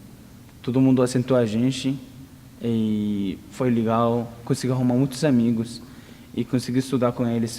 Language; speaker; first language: Portuguese; non-native, learner; Arabic